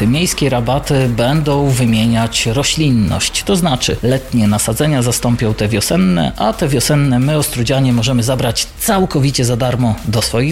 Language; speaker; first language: Polish; native; Polish